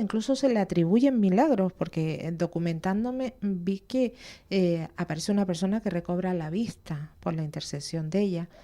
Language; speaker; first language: Spanish; native; Spanish